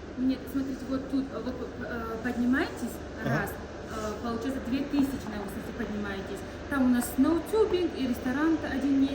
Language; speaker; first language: Russian; native; Russian